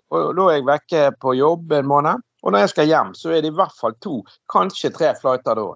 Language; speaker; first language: Norwegian; native; Norwegian